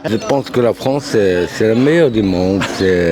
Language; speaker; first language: French; non-native, local second language; Arabic